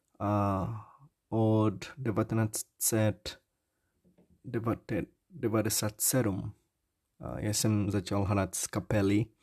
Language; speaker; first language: Czech; non-native, learner; Portuguese